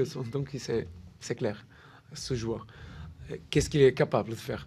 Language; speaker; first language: French; non-native, learner; Portuguese